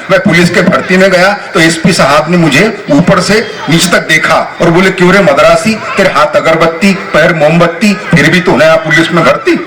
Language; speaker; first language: Hindi; non-native, local second language; Telugu